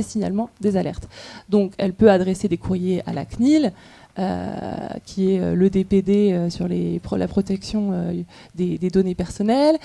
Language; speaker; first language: French; native; French